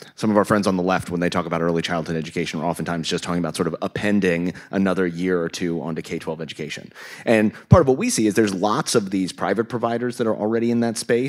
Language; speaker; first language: English; native; English